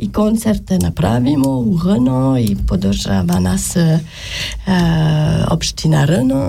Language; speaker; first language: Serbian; non-native, learner; French